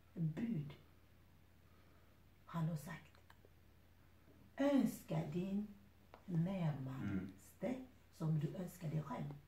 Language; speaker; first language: Swedish; non-native, fluent; Lingala